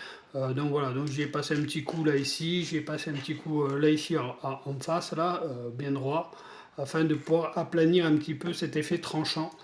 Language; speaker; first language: French; native; French